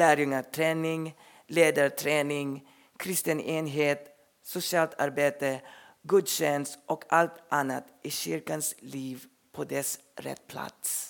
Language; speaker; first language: Swedish; non-native, fluent; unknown